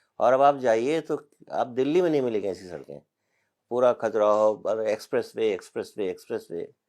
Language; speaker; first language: Hindi; native; Hindi